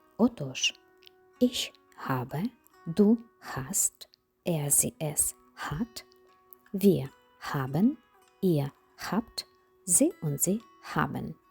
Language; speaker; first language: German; non-native, fluent; Ukrainian